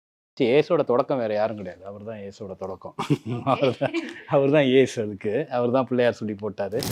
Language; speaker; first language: Tamil; native; Tamil